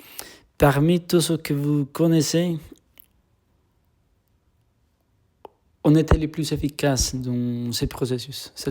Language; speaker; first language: French; non-native, fluent; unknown